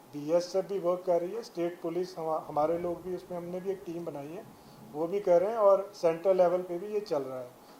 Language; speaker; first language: Hindi; non-native, local second language; Punjabi